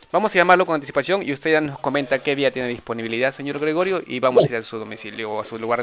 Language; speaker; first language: Spanish; native; Spanish